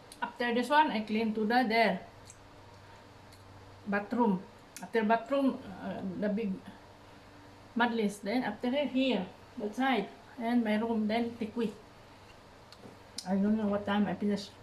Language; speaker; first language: English; non-native, learner; Cebuano